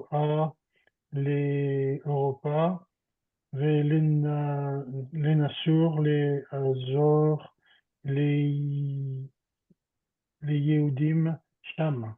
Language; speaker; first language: Hebrew; non-native, learner; French